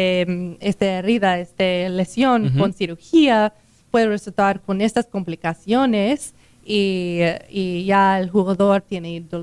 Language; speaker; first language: Spanish; non-native, learner; English